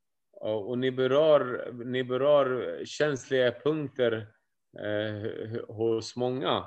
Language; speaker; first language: Swedish; non-native, fluent; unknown